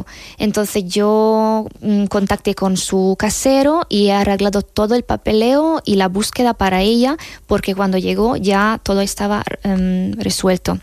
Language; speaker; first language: Spanish; non-native, fluent; Hungarian